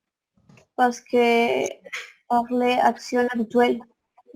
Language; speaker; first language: French; non-native, learner; Spanish